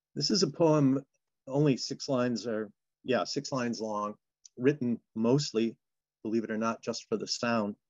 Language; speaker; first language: English; native; English